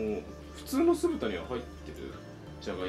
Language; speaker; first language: Japanese; native; Japanese